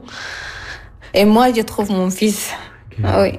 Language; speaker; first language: French; non-native, learner; Arabic